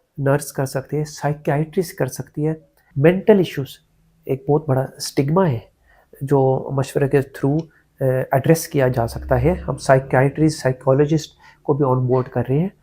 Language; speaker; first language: Urdu; early bilingual, heritage; Urdu